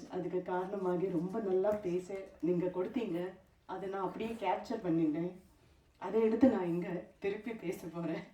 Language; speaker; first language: Tamil; non-native, fluent; Malayalam